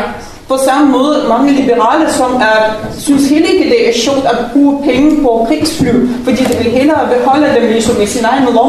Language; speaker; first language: Danish; non-native, fluent; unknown